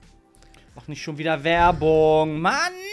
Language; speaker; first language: German; native; German